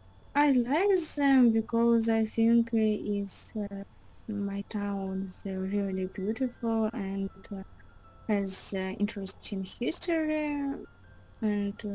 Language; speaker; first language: English; non-native, learner; Russian